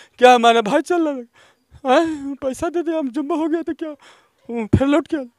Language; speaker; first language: Hindi; native; Hindi